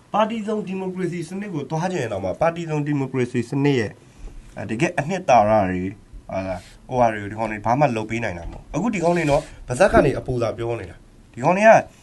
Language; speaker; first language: Burmese; native; Burmese